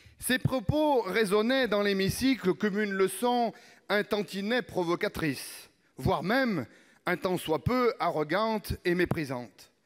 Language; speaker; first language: French; native; French